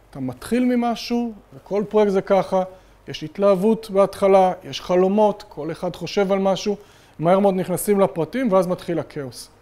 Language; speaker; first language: Hebrew; native; Hebrew